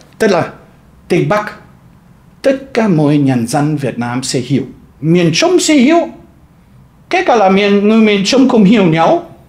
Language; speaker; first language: Vietnamese; non-native, fluent; German